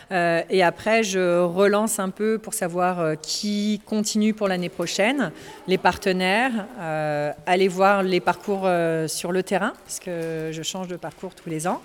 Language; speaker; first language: French; native; French